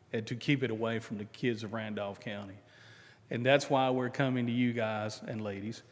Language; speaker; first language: English; native; English